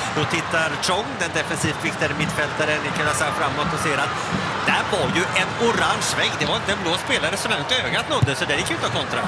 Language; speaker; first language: Swedish; native; Swedish